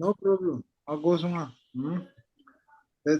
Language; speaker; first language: English; non-native, fluent; Tibetan